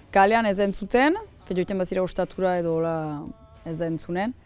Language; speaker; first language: Basque; native; Basque